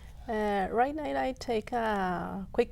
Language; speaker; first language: English; non-native, local second language; Spanish